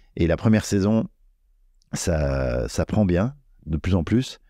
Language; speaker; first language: French; native; French